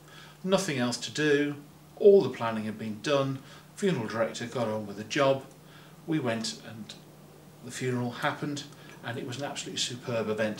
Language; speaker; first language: English; native; English